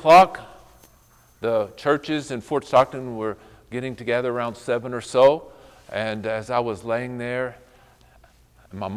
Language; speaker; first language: English; native; English